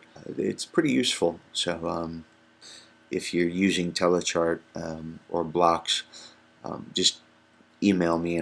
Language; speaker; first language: English; native; English